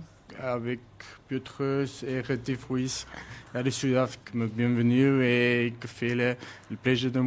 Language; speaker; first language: French; non-native, learner; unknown